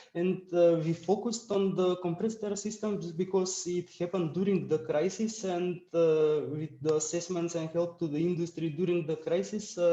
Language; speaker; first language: English; non-native, fluent; Macedonian